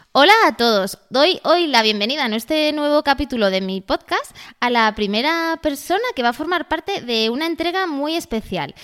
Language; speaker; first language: Spanish; native; Spanish